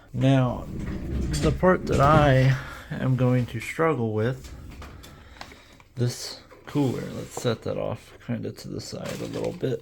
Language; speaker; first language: English; native; English